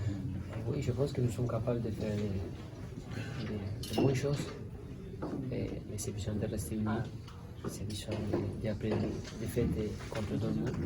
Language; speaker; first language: French; non-native, learner; Spanish